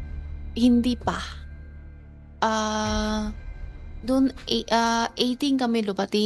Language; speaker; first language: Filipino; non-native, learner; Chinese